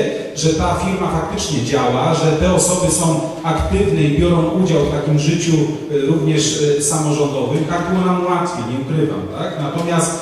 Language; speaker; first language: Polish; native; Polish